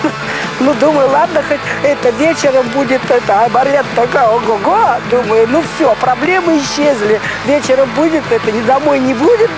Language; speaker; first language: Russian; native; Russian